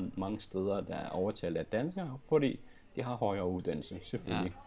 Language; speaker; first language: Danish; non-native, local second language; Kalaallisut